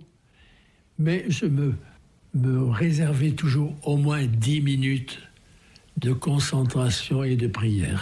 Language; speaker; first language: French; native; French